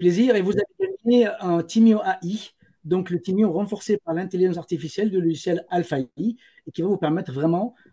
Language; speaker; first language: French; native; French